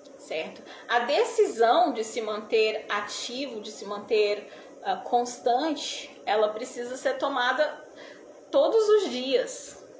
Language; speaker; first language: Portuguese; native; Portuguese